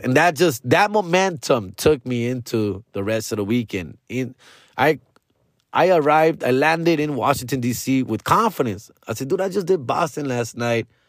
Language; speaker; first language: English; early bilingual, other home language; Spanish